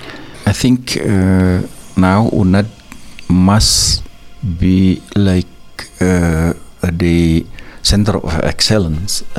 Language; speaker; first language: English; non-native, learner; Indonesian